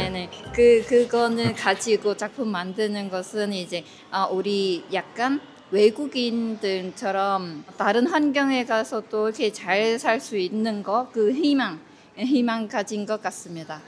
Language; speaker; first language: Korean; non-native, fluent; Vietnamese